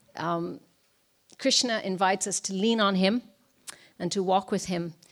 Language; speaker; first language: English; native; English